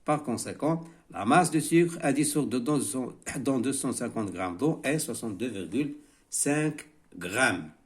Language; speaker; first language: French; non-native, local second language; Arabic